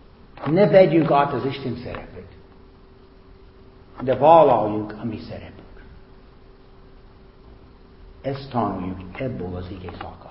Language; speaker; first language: Hungarian; non-native, fluent; English